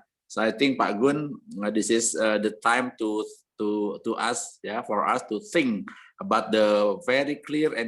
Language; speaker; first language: English; non-native, learner; Indonesian